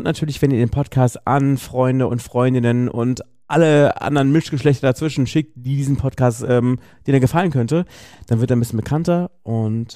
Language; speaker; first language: German; native; German